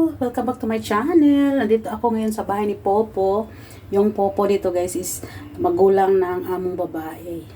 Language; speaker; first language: Filipino; non-native, local second language; Cebuano